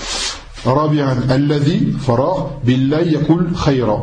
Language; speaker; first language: Arabic; non-native, fluent; French